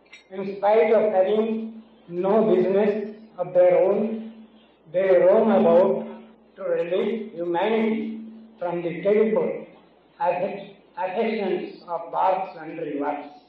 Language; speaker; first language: English; non-native, local second language; Bangla